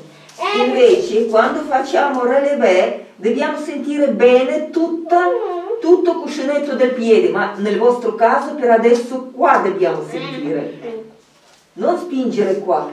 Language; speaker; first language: Italian; non-native, fluent; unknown